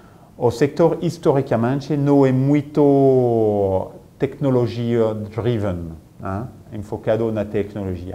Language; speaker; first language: Portuguese; non-native, fluent; French